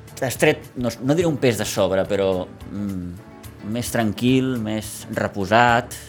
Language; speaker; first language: Catalan; native; Catalan